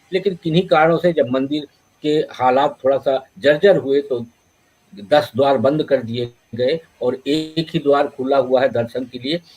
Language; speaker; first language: Hindi; native; Hindi